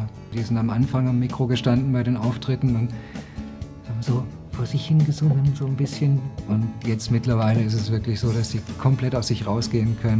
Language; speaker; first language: German; native; German